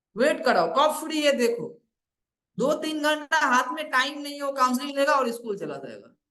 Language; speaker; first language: Hindi; non-native, local second language; Bangla